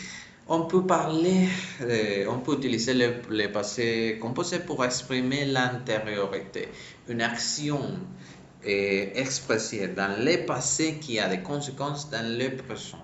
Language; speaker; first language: French; non-native, fluent; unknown